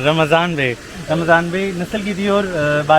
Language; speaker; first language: Turkish; non-native, learner; Urdu